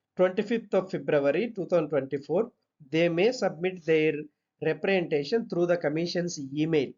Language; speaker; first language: English; non-native, local second language; Telugu